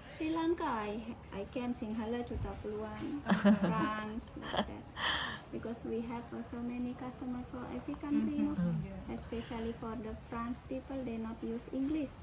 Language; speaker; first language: English; non-native, learner; Indonesian